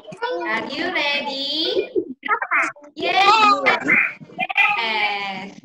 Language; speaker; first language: English; non-native, learner; Indonesian